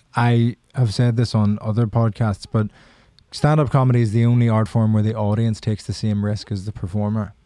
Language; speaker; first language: English; native; English